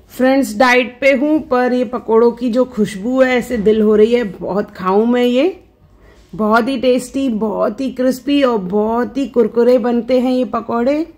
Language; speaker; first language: Hindi; non-native, local second language; Sindhi